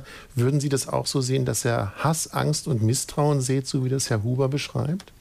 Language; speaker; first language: German; native; German